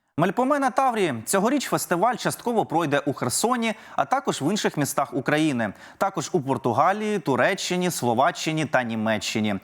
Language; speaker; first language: Ukrainian; native; Ukrainian